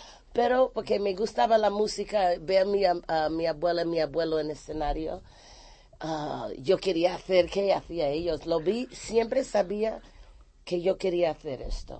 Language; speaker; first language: Spanish; non-native, fluent; English